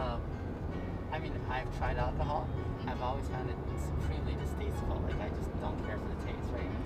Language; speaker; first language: English; native; English